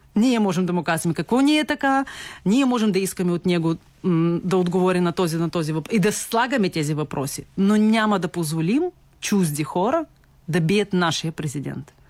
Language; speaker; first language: Bulgarian; early bilingual, heritage; Bulgarian